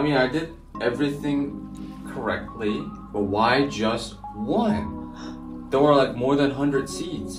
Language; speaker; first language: English; non-native, fluent; Korean